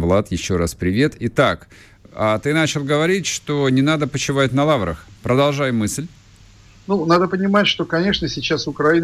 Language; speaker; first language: Russian; native; Russian